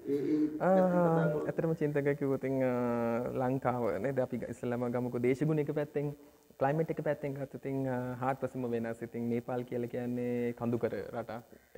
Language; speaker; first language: Sinhala; early bilingual, other home language; Nepali